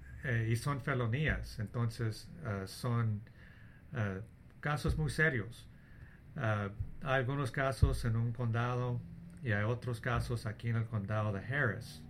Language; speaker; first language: Spanish; early bilingual, heritage; English